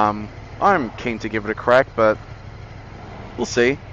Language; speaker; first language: English; native; English